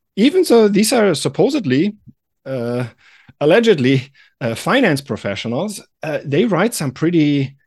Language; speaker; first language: English; non-native, fluent; German